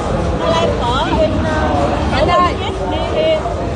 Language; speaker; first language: English; non-native, learner; Vietnamese